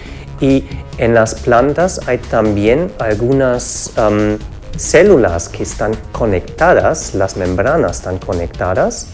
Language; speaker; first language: Spanish; non-native, fluent; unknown